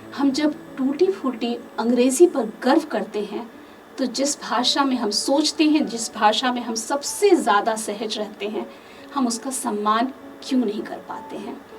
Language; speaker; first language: Hindi; native; Hindi